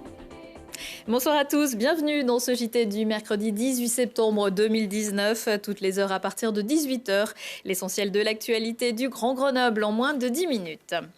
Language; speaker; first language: French; native; French